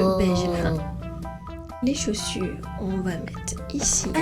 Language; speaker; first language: French; native; French